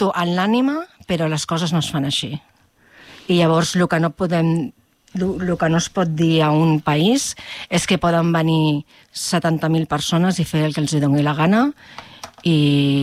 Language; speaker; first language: Catalan; native; Catalan